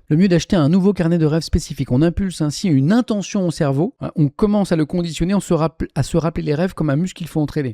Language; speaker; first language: French; native; French